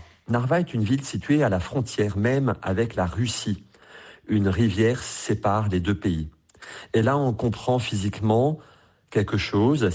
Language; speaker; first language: French; native; French